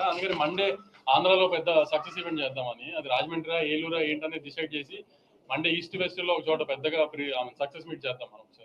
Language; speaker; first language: Telugu; native; Telugu